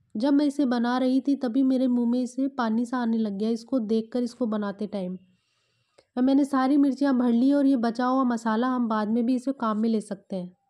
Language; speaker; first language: Hindi; native; Hindi